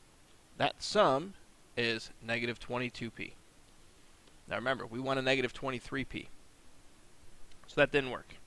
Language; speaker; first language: English; native; English